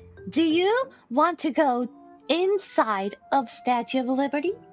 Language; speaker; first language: English; early bilingual, other home language; Japanese